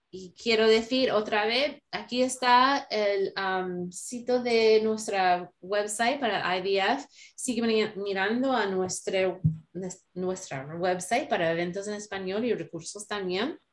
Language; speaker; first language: Spanish; non-native, learner; English